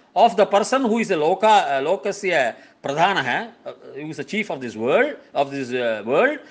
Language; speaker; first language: English; non-native, local second language; Tamil